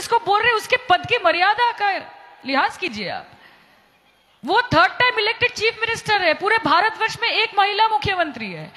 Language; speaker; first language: Hindi; non-native, local second language; Bangla